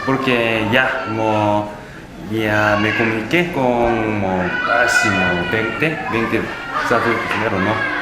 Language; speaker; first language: Spanish; non-native, learner; Korean